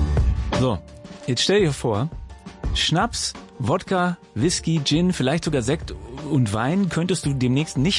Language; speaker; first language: German; native; German